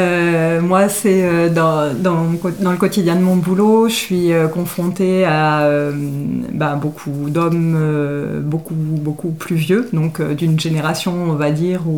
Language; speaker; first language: French; native; French